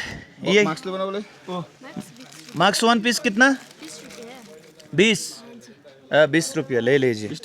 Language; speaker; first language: Hindi; non-native, learner; Bangla